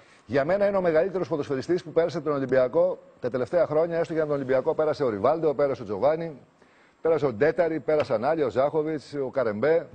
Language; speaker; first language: Greek; native; Greek